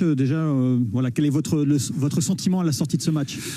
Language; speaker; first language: French; native; French